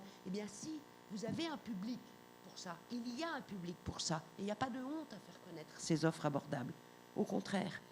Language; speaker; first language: French; native; French